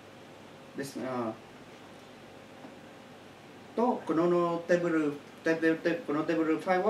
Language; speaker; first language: Japanese; non-native, learner; Chinese